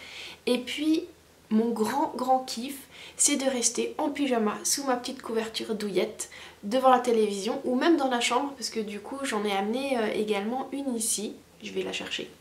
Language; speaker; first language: French; native; French